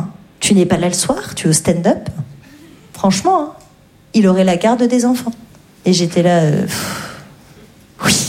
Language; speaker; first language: French; native; French